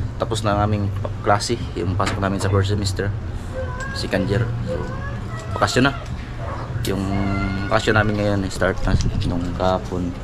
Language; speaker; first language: Filipino; non-native, local second language; Cebuano